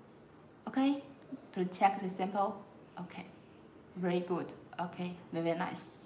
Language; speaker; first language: English; non-native, learner; Chinese